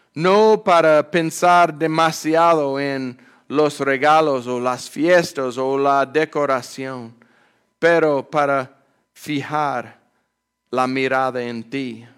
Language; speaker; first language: Spanish; non-native, fluent; English